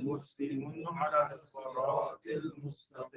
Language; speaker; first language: Arabic; non-native, learner; English